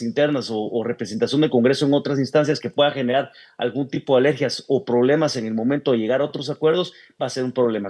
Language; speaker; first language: Spanish; native; Spanish